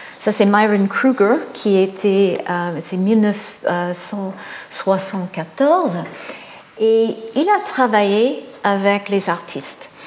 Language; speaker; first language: French; non-native, fluent; English